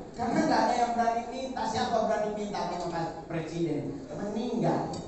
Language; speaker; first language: Indonesian; native; Indonesian